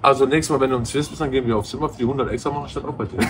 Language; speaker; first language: German; native; German